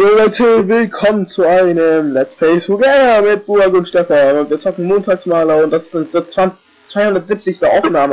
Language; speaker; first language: German; native; German